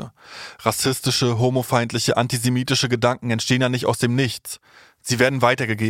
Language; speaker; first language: German; native; German